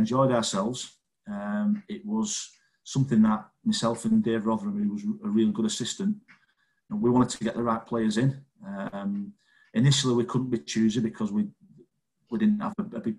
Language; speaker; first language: English; native; English